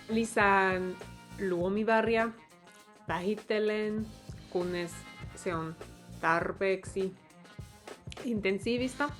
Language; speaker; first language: Finnish; non-native, fluent; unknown